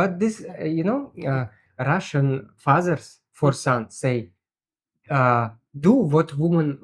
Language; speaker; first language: English; non-native, learner; Russian